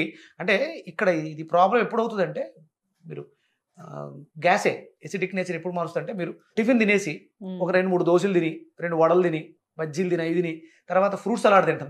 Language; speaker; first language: Telugu; native; Telugu